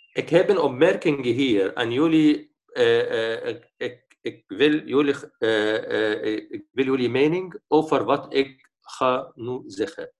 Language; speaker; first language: Dutch; non-native, fluent; Arabic